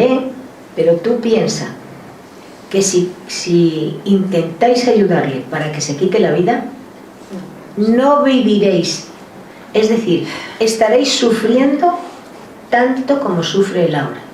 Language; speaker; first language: Spanish; native; Spanish